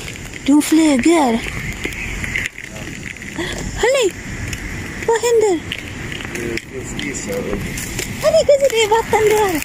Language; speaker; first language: Swedish; non-native, learner; Cebuano